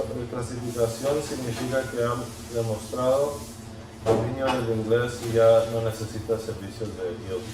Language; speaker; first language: Spanish; early bilingual, heritage; Spanish